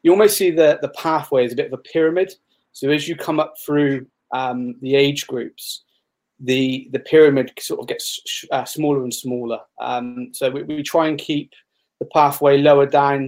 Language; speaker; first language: English; native; English